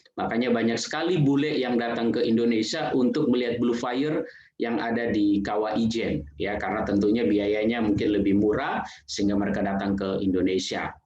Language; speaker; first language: Indonesian; native; Indonesian